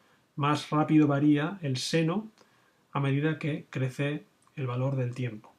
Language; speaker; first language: Spanish; native; Spanish